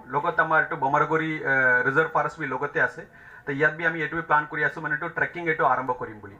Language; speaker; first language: Assamese; non-native, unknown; Tamil